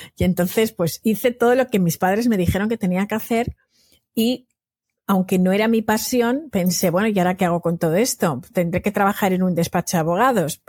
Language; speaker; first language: Spanish; native; Spanish